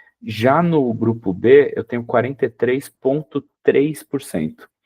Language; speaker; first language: Portuguese; native; Portuguese